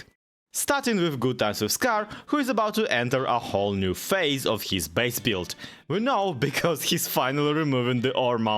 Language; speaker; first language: English; native; English